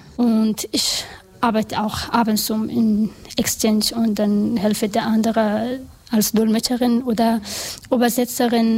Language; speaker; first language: German; non-native, learner; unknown